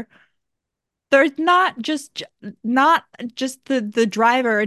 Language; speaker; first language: English; native; English